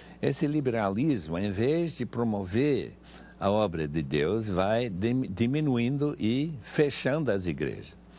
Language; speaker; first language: Portuguese; non-native, fluent; English